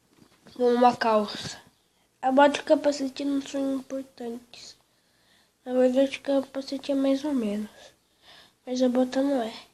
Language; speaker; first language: Portuguese; native; Portuguese